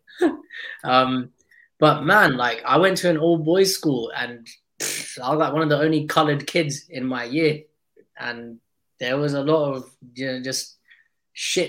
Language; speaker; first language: English; native; English